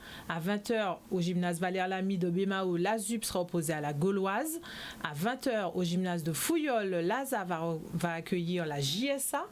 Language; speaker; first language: French; native; French